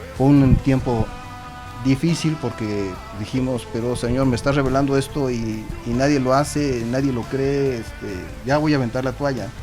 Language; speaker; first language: Spanish; native; Spanish